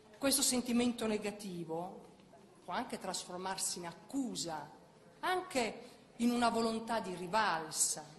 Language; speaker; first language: Italian; native; Italian